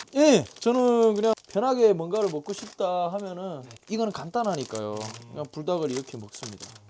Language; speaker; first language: Korean; native; Korean